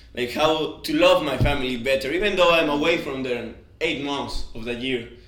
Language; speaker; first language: English; non-native, fluent; Spanish